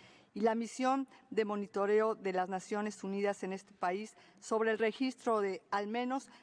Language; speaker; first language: Spanish; native; Spanish